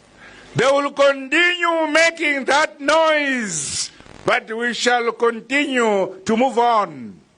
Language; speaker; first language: English; non-native, local second language; Shona